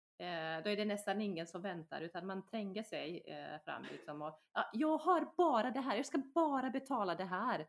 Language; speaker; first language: Swedish; early bilingual, other home language; Bosnian